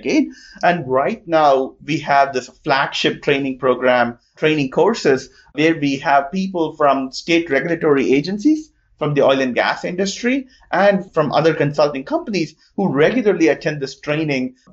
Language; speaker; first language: English; non-native, local second language; Tamil